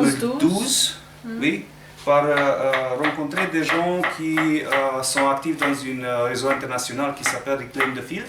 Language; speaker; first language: French; non-native, learner; Romanian